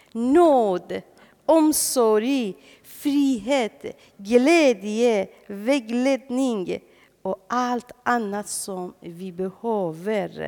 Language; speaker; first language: Swedish; non-native, fluent; Persian